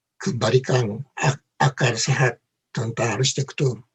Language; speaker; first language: Indonesian; non-native, learner; Japanese